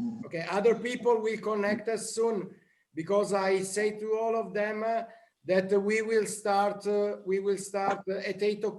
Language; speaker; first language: English; non-native, learner; Italian